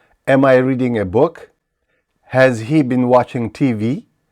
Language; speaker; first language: English; non-native, fluent; Ukrainian